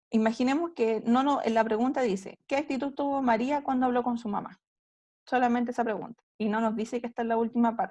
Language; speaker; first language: Spanish; native; Spanish